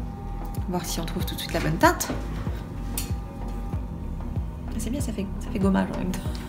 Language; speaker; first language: French; native; French